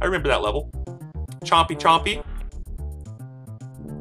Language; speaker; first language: English; native; English